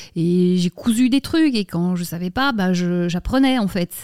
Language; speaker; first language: French; native; French